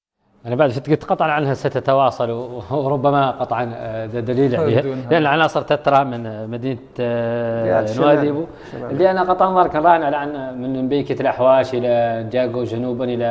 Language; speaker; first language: Arabic; native; Arabic